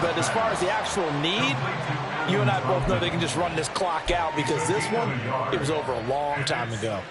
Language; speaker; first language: English; native; English